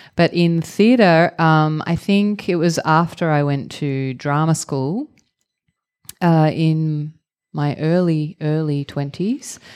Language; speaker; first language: English; native; English